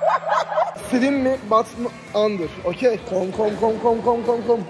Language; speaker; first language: English; non-native, learner; Turkish